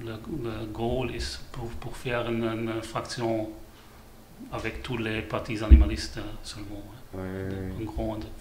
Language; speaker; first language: French; non-native, learner; German